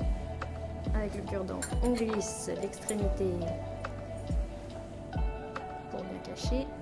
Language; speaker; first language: French; native; French